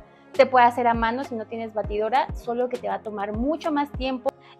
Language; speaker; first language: Spanish; native; Spanish